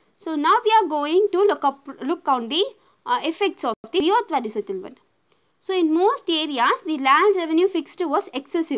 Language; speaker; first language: English; non-native, local second language; Tamil